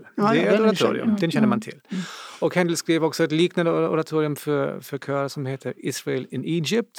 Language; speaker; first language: Swedish; non-native, fluent; German